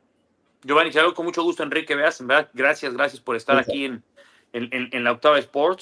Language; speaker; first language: Spanish; native; Spanish